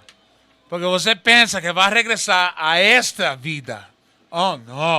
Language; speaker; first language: Portuguese; non-native, learner; Spanish